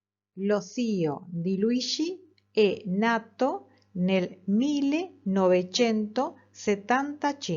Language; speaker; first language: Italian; non-native, fluent; Spanish